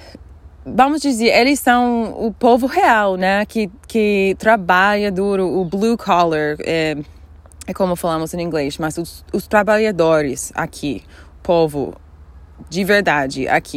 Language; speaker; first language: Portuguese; non-native, fluent; English